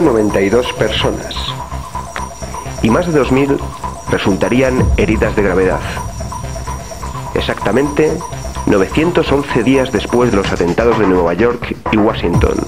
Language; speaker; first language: Spanish; native; Spanish